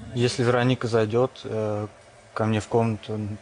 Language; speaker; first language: Russian; native; Russian